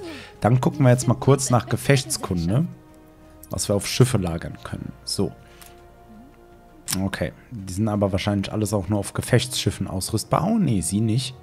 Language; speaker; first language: German; native; German